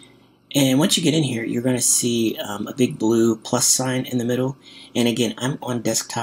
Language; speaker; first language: English; native; English